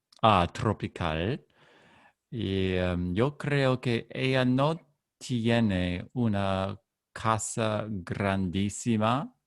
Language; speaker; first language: Spanish; non-native, learner; English